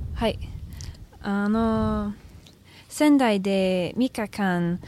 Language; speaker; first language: Japanese; non-native, learner; English